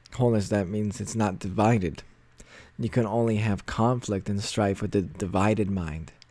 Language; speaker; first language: English; native; English